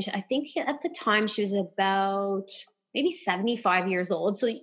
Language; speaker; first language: English; non-native, fluent; French